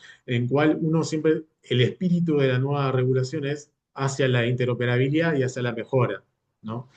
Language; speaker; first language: Spanish; native; Spanish